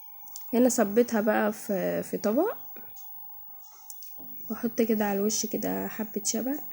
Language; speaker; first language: Arabic; native; Arabic